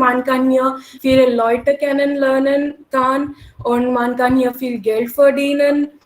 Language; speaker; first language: German; non-native, learner; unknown